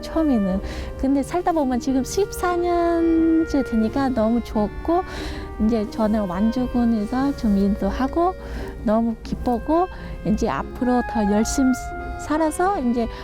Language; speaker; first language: Korean; non-native, learner; Vietnamese